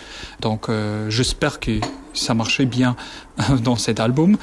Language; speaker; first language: French; non-native, fluent; German